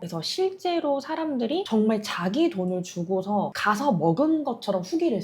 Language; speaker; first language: Korean; native; Korean